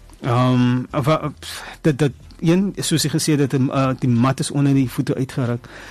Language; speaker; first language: Afrikaans; early bilingual, heritage; Afrikaans